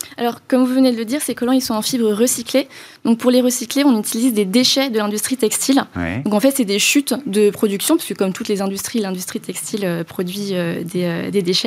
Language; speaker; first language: French; native; French